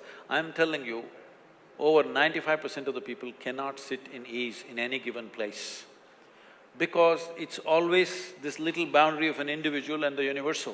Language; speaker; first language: English; non-native, local second language; Kannada